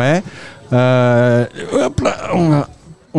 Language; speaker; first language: French; native; French